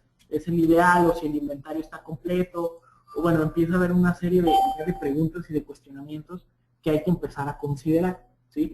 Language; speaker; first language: Spanish; native; Spanish